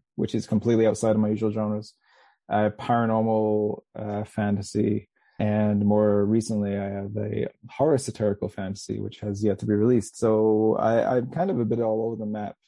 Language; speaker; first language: English; native; English